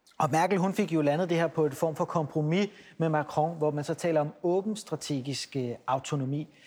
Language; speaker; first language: Danish; native; Danish